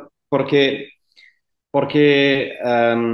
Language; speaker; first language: Spanish; non-native, fluent; French